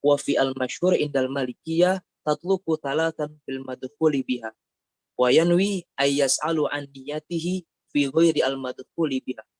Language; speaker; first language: Arabic; non-native, learner; Indonesian